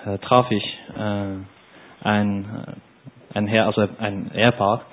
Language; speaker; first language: German; non-native, learner; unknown